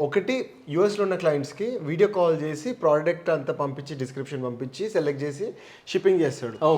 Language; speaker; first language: Telugu; native; Telugu